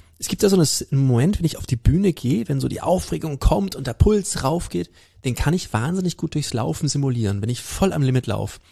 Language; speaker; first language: German; early bilingual, heritage; German